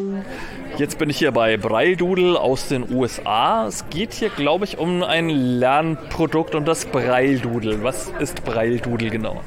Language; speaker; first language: German; native; German